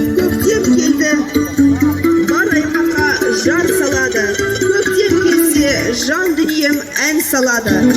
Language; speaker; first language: Kazakh; non-native, local second language; Russian